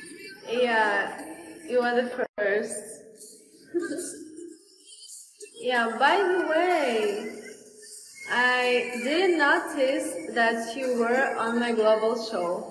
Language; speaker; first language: English; non-native, fluent; Russian